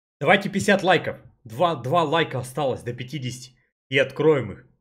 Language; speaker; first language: Russian; native; Russian